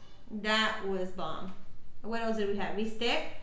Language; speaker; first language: English; early bilingual, other home language; Spanish